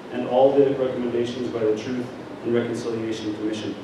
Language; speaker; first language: English; native; English